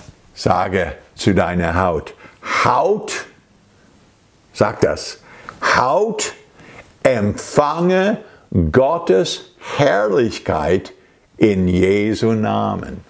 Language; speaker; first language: German; non-native, fluent; English